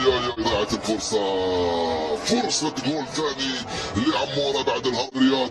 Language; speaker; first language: Arabic; native; Arabic